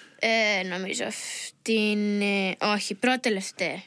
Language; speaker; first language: Greek; early bilingual, heritage; English